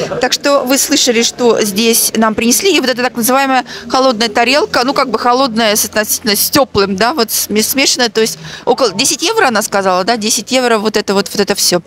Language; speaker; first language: Russian; native; Russian